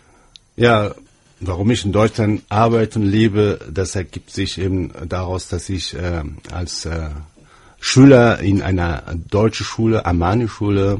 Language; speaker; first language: German; non-native, fluent; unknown